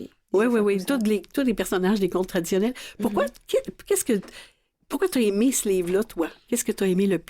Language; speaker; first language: French; native; French